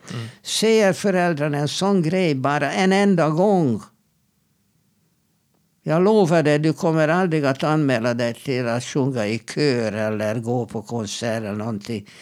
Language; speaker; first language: Swedish; non-native, fluent; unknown